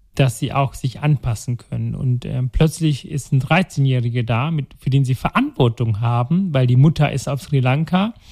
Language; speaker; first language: German; non-native, local second language; Tamil